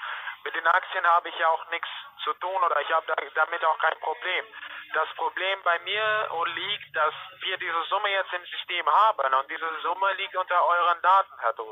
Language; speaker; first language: German; non-native, fluent; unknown